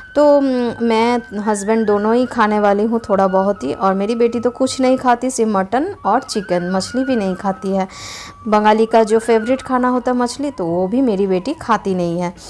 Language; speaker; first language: Hindi; non-native, local second language; Bangla